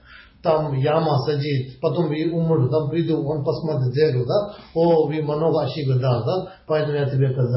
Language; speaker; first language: Russian; non-native, learner; Tibetan